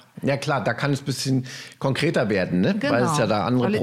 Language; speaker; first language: German; native; German